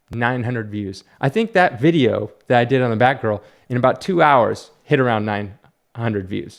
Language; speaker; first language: English; native; English